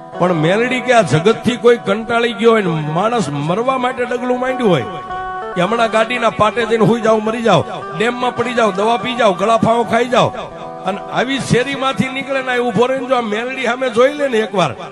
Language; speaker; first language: Gujarati; native; Gujarati